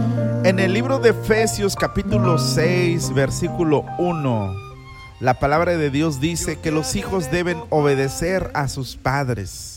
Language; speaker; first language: Spanish; native; Spanish